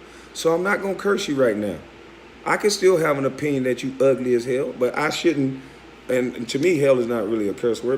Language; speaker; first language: English; native; English